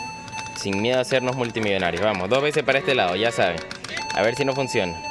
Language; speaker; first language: Spanish; native; Spanish